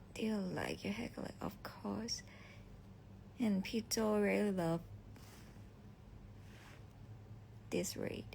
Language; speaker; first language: English; non-native, learner; Thai